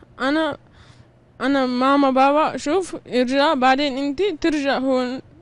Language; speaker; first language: Arabic; non-native, learner; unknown